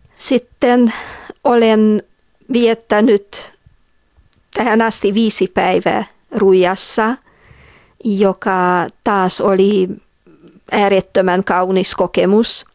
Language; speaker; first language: Finnish; non-native, fluent; Hungarian